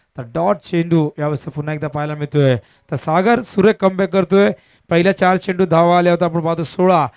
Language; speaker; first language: Marathi; native; Marathi